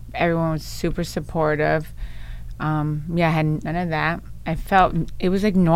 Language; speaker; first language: English; early bilingual, other home language; Italian